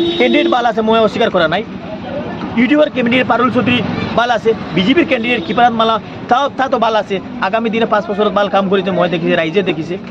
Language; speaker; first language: Assamese; non-native, local second language; Bangla